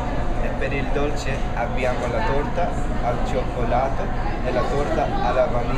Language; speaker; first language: Italian; non-native, learner; English